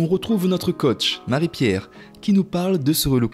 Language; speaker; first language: French; native; French